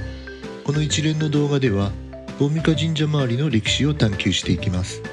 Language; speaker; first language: Japanese; native; Japanese